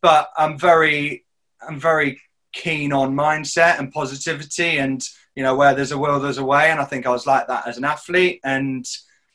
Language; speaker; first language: English; native; English